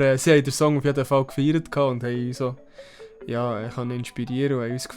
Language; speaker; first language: German; native; German